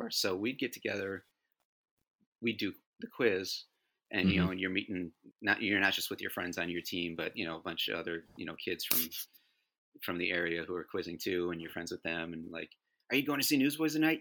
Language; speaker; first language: English; native; English